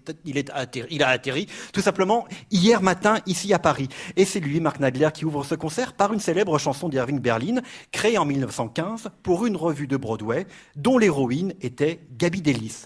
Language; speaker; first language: French; native; French